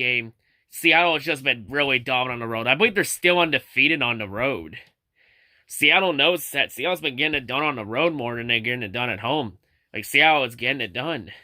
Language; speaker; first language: English; native; English